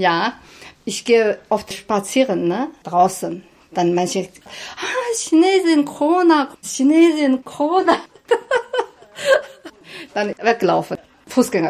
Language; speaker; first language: German; non-native, learner; Chinese